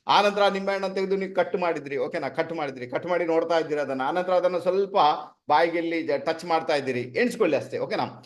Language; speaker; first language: Kannada; non-native, local second language; Tulu